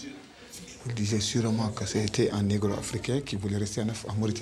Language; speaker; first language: French; non-native, local second language; Fula